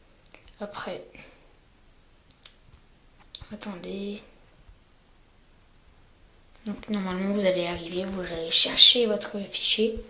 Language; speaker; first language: French; native; French